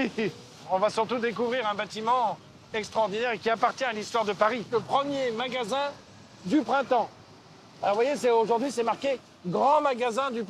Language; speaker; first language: French; native; French